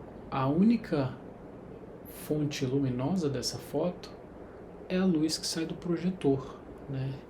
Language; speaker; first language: Portuguese; native; Portuguese